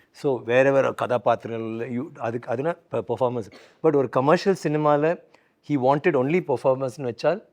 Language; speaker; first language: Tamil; non-native, learner; Malayalam